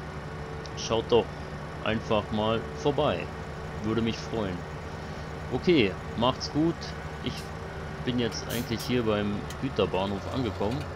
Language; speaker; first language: German; native; German